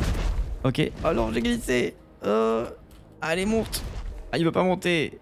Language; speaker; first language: French; native; French